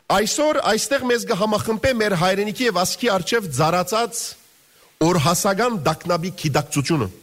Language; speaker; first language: Armenian; early bilingual, heritage; Armenian